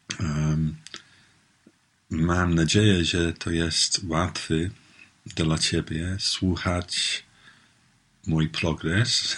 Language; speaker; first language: Polish; non-native, learner; English